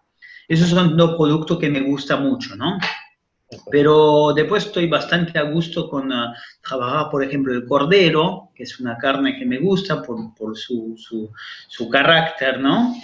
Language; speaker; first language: Spanish; non-native, fluent; French